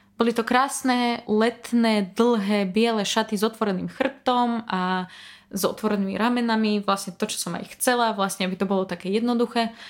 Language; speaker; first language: Slovak; non-native, fluent; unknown